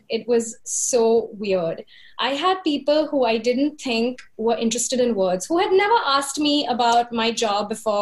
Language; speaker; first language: English; non-native, local second language; Hindi